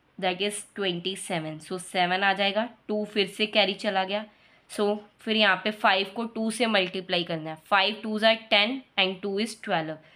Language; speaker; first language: Hindi; non-native, local second language; Punjabi